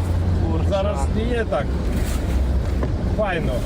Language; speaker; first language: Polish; non-native, learner; Ukrainian